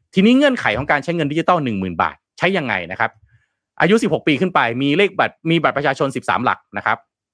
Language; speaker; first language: Thai; non-native, local second language; Lao